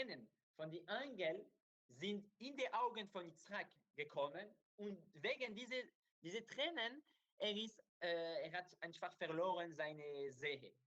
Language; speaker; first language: German; non-native, learner; Hebrew